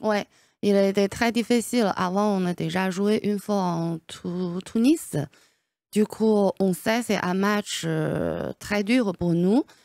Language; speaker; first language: French; non-native, learner; Chinese